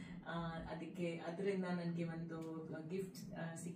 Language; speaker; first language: Kannada; non-native, local second language; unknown